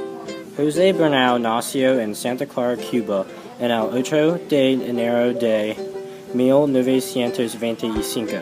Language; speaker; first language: Spanish; non-native, learner; English